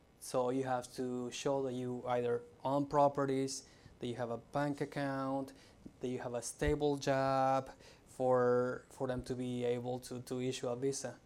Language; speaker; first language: English; non-native, fluent; Spanish